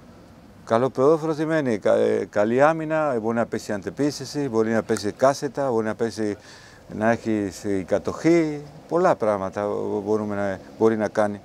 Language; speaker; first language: Greek; non-native, learner; Spanish